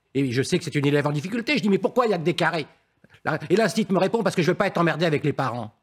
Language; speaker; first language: French; native; French